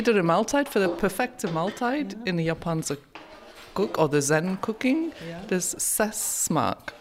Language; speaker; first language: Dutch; non-native, learner; English